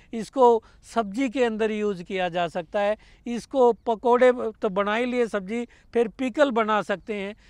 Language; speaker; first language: Hindi; native; Hindi